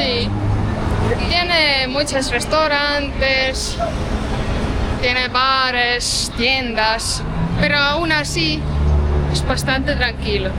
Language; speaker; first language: Spanish; non-native, fluent; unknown